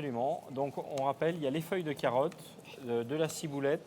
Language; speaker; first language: French; native; French